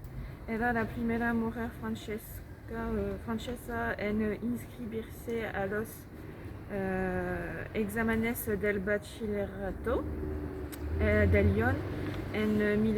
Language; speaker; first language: Spanish; non-native, learner; French